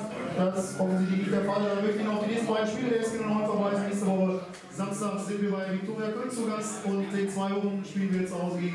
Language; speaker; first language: German; native; German